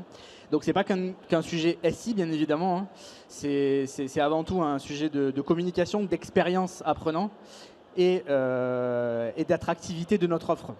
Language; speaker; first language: French; native; French